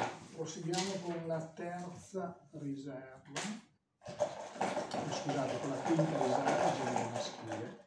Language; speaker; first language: Italian; native; Italian